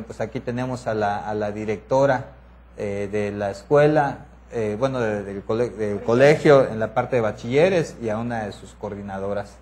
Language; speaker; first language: Spanish; native; Spanish